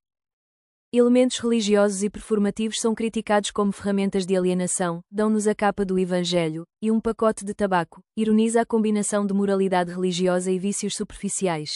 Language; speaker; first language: Portuguese; native; Portuguese